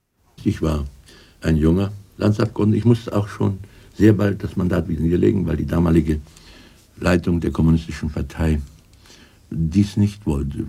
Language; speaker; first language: German; native; German